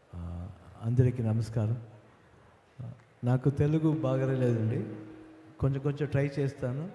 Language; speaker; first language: Telugu; non-native, learner; Kannada